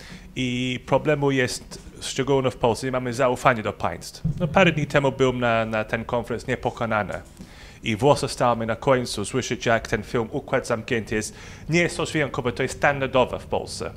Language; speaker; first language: Polish; early bilingual, heritage; English